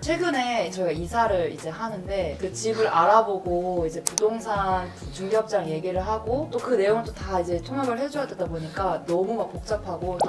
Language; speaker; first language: Korean; native; Korean